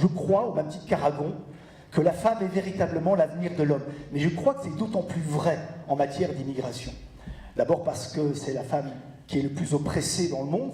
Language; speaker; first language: French; early bilingual, other home language; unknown